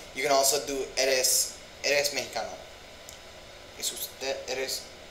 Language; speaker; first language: Spanish; non-native, learner; English